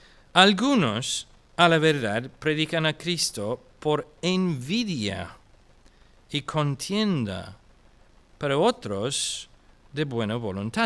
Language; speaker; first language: Spanish; non-native, fluent; English